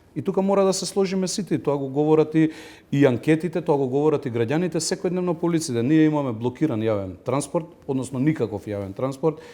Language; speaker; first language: Macedonian; native; Macedonian